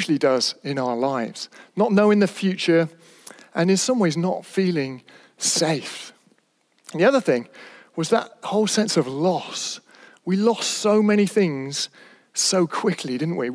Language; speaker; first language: English; native; English